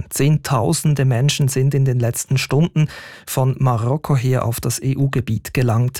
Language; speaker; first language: German; native; German